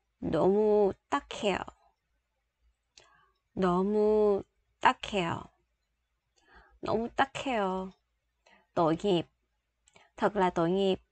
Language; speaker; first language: Korean; non-native, fluent; Vietnamese